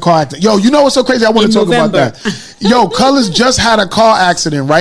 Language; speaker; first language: English; native; English